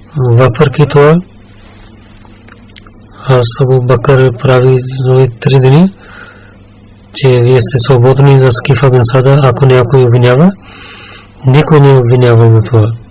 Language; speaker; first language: Bulgarian; non-native, learner; Urdu